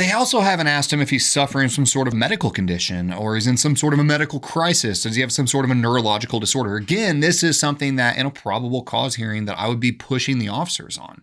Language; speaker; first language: English; native; English